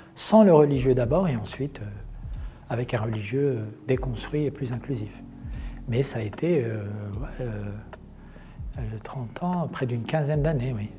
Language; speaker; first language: French; non-native, local second language; Arabic